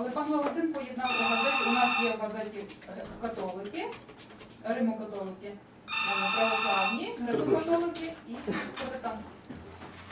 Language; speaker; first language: Ukrainian; non-native, fluent; Polish